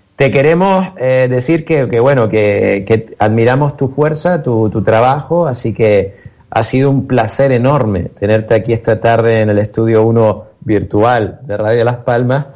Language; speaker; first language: Spanish; native; Spanish